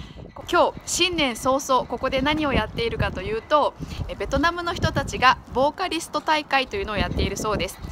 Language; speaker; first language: Japanese; native; Japanese